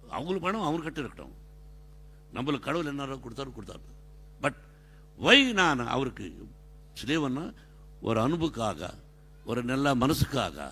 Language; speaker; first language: Tamil; non-native, learner; Telugu